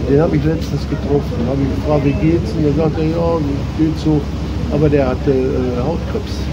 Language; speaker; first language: German; native; German